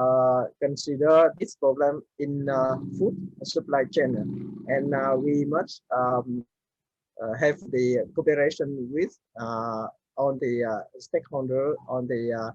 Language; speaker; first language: English; non-native, learner; Vietnamese